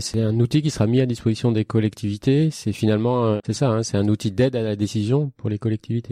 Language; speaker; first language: French; native; French